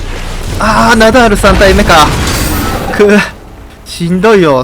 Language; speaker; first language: Japanese; native; Japanese